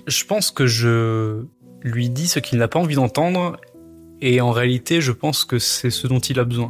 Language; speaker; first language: French; native; French